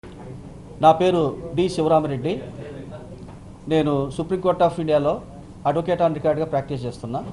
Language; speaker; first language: Telugu; native; Telugu